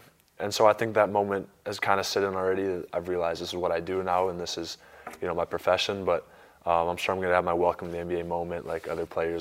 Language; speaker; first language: English; native; English